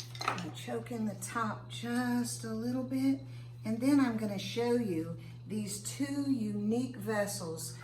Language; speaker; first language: English; native; English